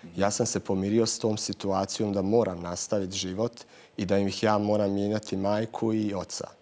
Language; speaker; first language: Croatian; native; Croatian